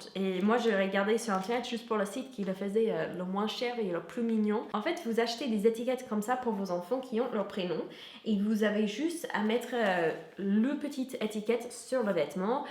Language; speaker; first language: French; non-native, fluent; English